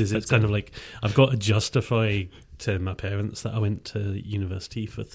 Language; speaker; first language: English; native; English